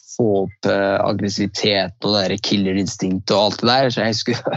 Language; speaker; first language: Norwegian; early bilingual, other home language; Riffian